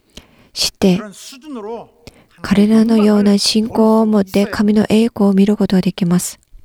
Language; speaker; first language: Japanese; non-native, learner; Korean